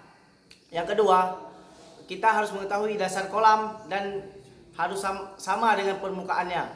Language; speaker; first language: Indonesian; native; Indonesian